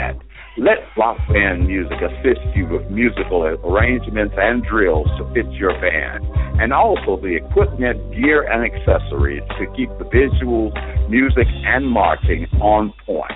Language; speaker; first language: English; native; English